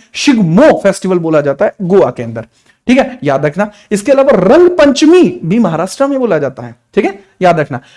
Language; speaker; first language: Hindi; native; Hindi